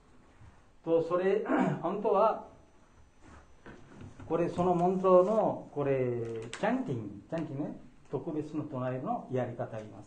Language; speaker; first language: Japanese; non-native, fluent; Bangla